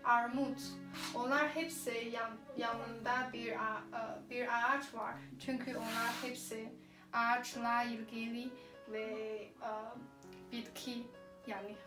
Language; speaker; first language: Turkish; non-native, learner; Chinese